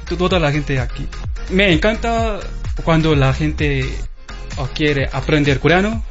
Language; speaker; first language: Spanish; non-native, learner; Korean